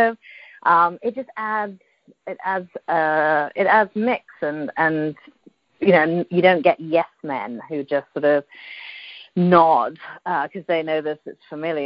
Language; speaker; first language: English; native; English